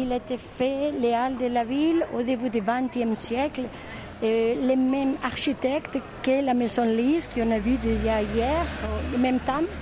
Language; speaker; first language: French; non-native, fluent; Spanish